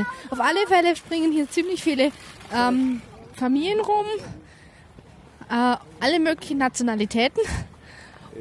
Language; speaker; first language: German; native; German